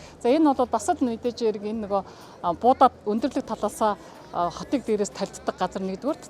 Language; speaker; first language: Mongolian; native; Mongolian